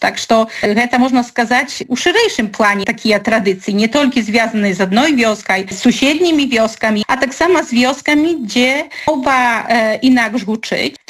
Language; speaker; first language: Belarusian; native; Belarusian